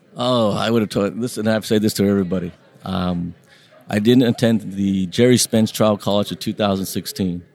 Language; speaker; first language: English; early bilingual, other home language; Vietnamese